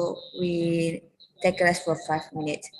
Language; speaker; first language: English; non-native, learner; Indonesian